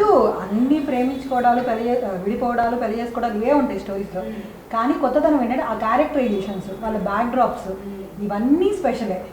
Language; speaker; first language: Telugu; native; Telugu